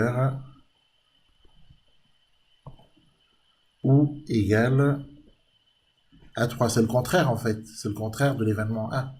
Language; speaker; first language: French; native; French